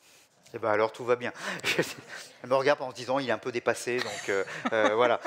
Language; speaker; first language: French; native; French